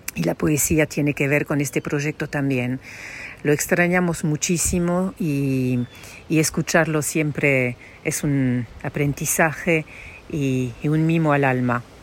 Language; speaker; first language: Spanish; non-native, fluent; French